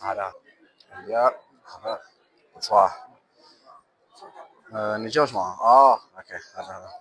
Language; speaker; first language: Chinese; non-native, learner; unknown